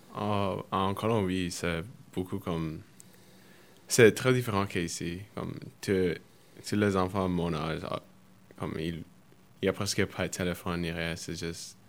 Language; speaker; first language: French; early bilingual, other home language; Spanish